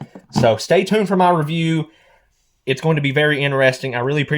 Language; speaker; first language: English; native; English